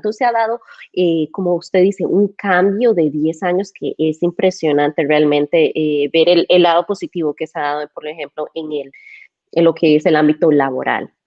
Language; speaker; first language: Spanish; native; Spanish